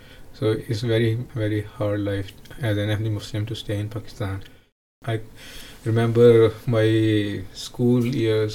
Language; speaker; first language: English; non-native, local second language; Punjabi